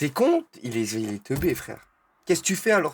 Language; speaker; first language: French; native; French